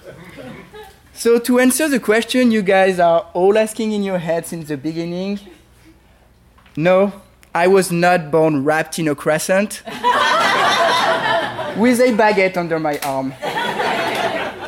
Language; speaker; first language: English; non-native, fluent; French